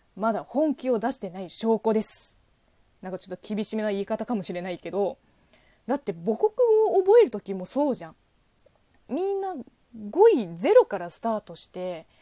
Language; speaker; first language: Japanese; non-native, fluent; Chinese